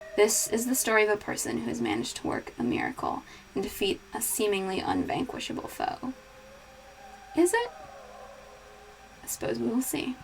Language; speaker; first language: English; native; English